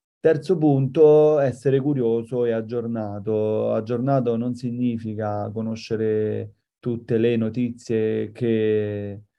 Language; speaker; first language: Italian; native; Italian